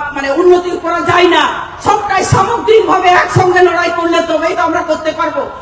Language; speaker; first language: Bangla; non-native, local second language; Santali